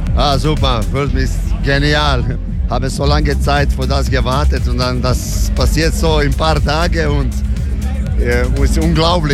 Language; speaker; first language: German; non-native, learner; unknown